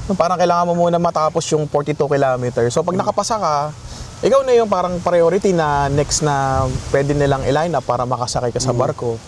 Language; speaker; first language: Filipino; native; Filipino